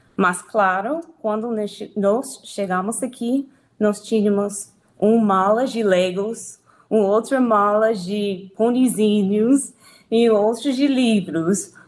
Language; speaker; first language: Portuguese; non-native, learner; English